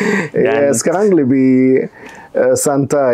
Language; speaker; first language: Indonesian; non-native, fluent; Arabic